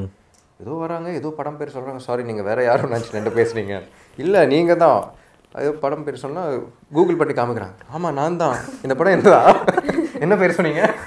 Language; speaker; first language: Tamil; non-native, local second language; Telugu